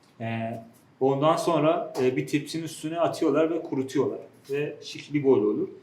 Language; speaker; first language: Turkish; non-native, fluent; Persian